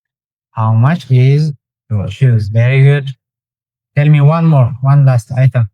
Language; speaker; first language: English; non-native, fluent; Tigrinya